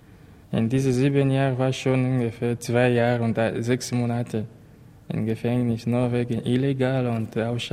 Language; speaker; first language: German; non-native, learner; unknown